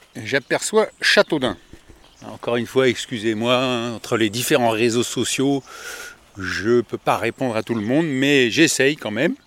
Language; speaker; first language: French; native; French